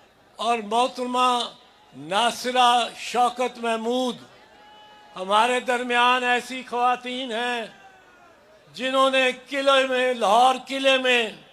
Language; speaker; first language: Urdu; non-native, local second language; Punjabi